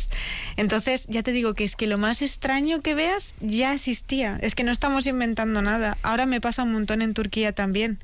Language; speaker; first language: Spanish; native; Spanish